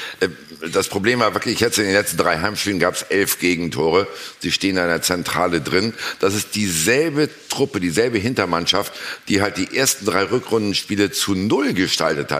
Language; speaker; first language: German; native; German